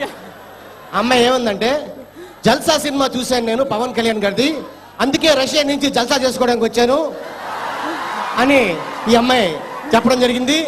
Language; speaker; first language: Telugu; native; Telugu